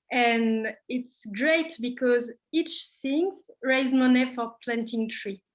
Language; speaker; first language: English; non-native, learner; French